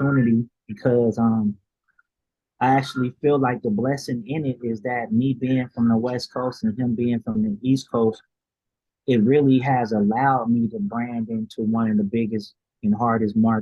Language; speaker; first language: English; native; English